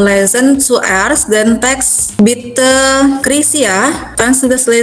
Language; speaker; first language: German; non-native, fluent; Indonesian